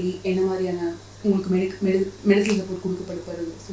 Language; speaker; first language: Tamil; native; Tamil